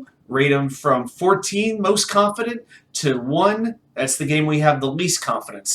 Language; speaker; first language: English; native; English